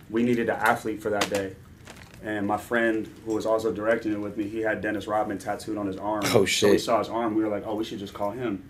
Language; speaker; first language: English; native; English